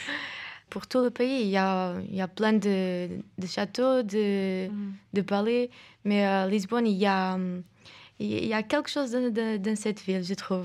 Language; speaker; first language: French; non-native, fluent; Portuguese